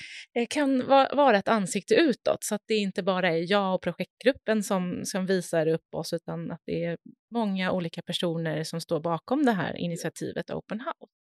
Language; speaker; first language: Swedish; native; Swedish